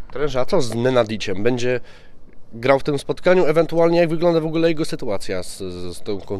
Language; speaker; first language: Polish; native; Polish